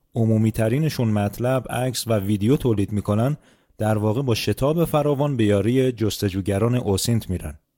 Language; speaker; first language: Persian; native; Persian